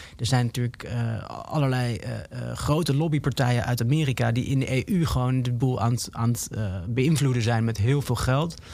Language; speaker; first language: Dutch; native; Dutch